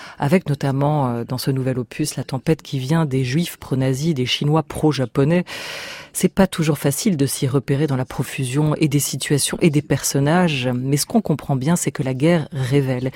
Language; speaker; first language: French; native; French